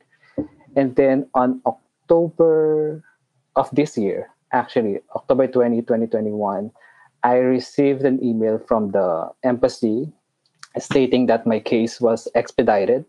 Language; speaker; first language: English; non-native, local second language; Pampanga